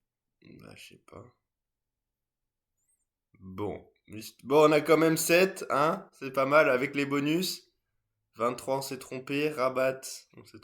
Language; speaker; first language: French; native; French